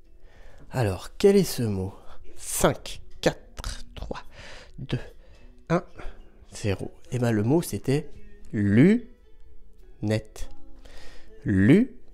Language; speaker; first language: French; native; French